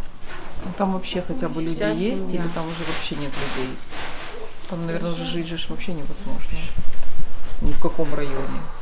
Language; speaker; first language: Russian; native; Russian